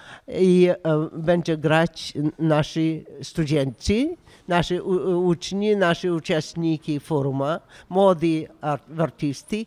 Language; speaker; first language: Polish; non-native, learner; Russian